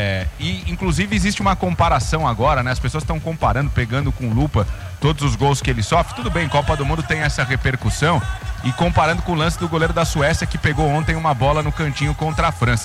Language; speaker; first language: Portuguese; native; Portuguese